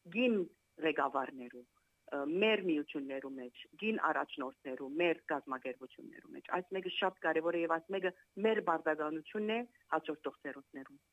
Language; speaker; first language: Armenian; native; Armenian